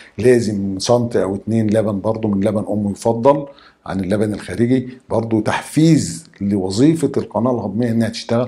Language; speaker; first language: Arabic; native; Arabic